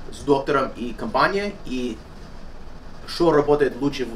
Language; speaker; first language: Russian; early bilingual, heritage; Russian